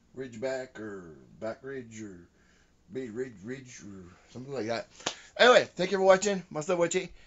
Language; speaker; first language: English; early bilingual, other home language; French